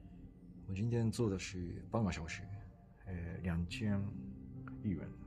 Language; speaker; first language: Chinese; non-native, fluent; Japanese